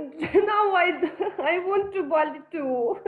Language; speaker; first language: English; non-native, learner; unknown